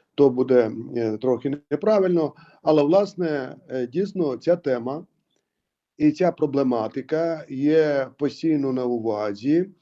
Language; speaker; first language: Ukrainian; native; Ukrainian